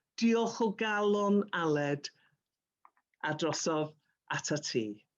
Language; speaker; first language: Welsh; native; Welsh